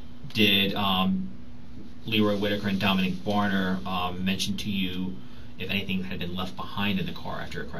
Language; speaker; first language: English; native; English